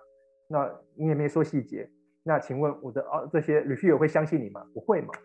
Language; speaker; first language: Chinese; native; Chinese